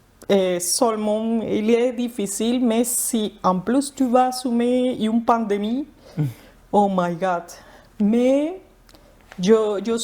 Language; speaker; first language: French; non-native, fluent; Spanish